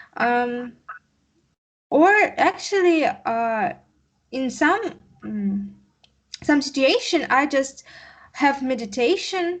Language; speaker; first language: English; non-native, learner; Russian